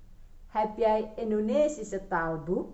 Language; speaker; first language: Dutch; non-native, fluent; Indonesian